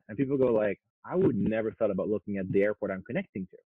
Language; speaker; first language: English; non-native, fluent; French